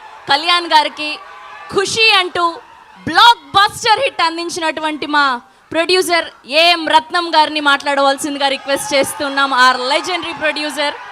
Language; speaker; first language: Telugu; native; Telugu